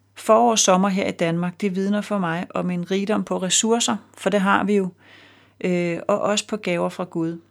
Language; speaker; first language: Danish; native; Danish